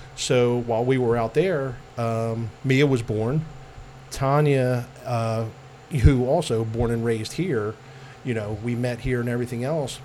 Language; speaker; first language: English; native; English